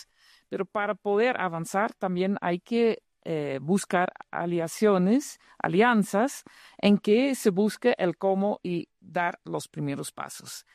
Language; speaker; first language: Spanish; non-native, fluent; Dutch